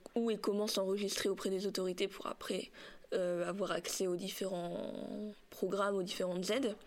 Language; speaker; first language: French; native; French